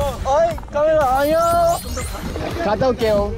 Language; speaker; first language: Korean; native; Korean